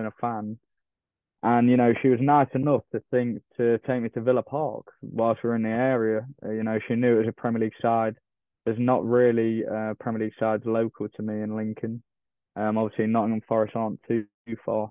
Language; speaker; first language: English; native; English